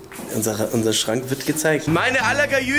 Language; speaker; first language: German; native; German